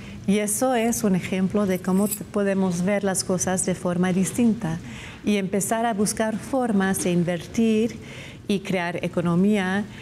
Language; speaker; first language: Spanish; non-native, fluent; English